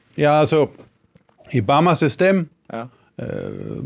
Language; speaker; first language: Norwegian; non-native, fluent; German